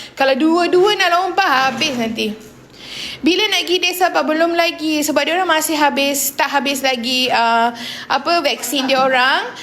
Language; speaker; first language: Malay; non-native, local second language; Tamil